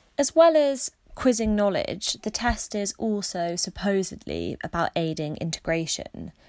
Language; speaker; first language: English; native; English